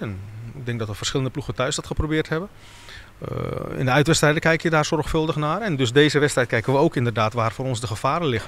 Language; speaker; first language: Dutch; native; Dutch